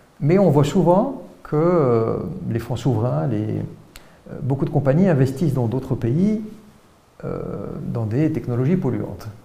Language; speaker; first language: French; non-native, local second language; Arabic